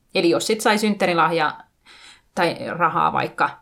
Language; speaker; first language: Finnish; non-native, local second language; Tatar